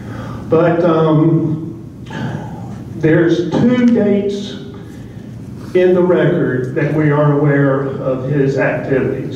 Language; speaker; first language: English; native; English